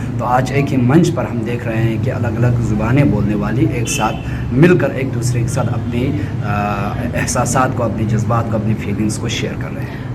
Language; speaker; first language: Hindi; non-native, local second language; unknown